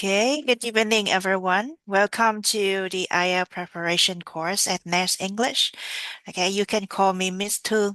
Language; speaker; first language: English; non-native, fluent; Vietnamese